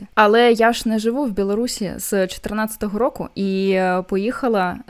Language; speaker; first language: Ukrainian; non-native, fluent; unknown